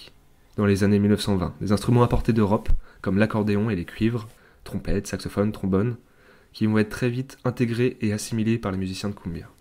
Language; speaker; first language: French; native; French